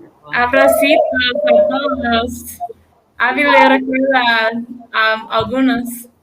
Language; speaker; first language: Spanish; non-native, learner; English